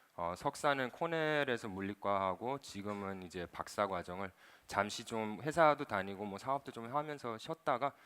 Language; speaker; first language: Korean; early bilingual, other home language; English